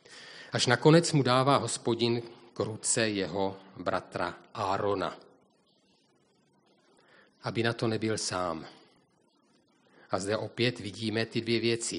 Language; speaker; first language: Czech; native; Czech